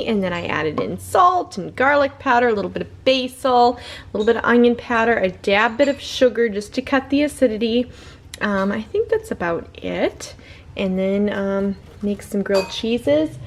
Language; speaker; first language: English; native; English